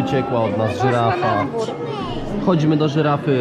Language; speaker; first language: Polish; native; Polish